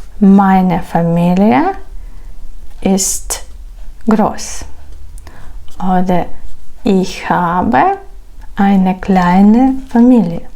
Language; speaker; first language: German; non-native, fluent; Ukrainian